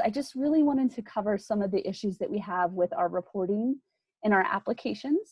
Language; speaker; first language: English; native; English